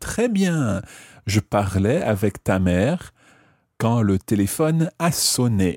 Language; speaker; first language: French; non-native, fluent; English